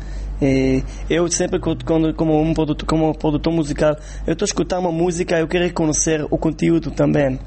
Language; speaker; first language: Portuguese; non-native, fluent; Hebrew